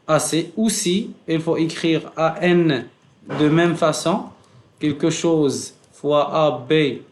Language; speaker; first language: French; non-native, local second language; Arabic